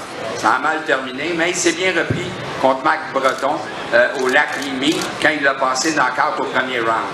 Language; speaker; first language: French; native; French